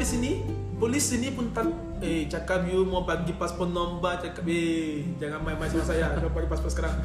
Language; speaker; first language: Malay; non-native, learner; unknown